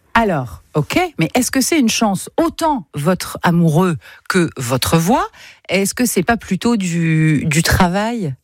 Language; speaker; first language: French; native; French